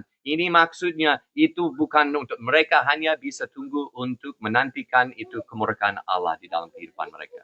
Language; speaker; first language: Indonesian; non-native, fluent; English